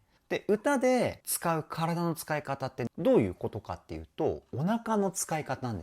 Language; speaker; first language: Japanese; native; Japanese